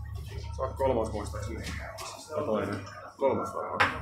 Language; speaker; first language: Finnish; native; Finnish